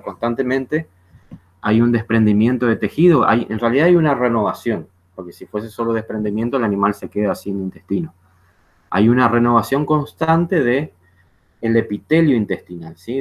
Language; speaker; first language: Spanish; native; Spanish